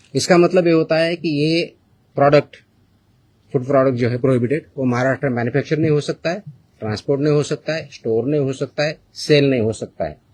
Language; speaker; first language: Hindi; non-native, local second language; Marathi